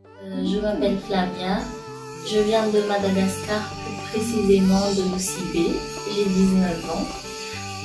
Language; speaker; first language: French; non-native, local second language; Malagasy